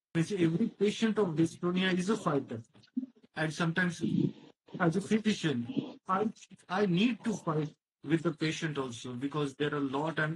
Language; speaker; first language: English; non-native, local second language; Marathi